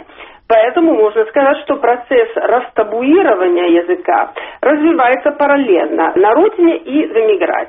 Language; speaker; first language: Russian; non-native, fluent; Italian